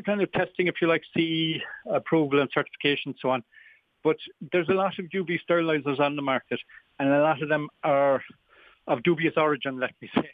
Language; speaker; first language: English; native; English